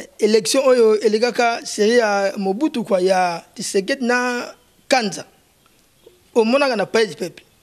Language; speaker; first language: Lingala; native; Lingala